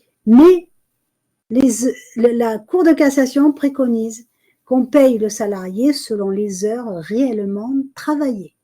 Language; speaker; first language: French; native; French